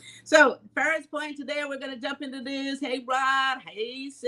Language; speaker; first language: English; native; English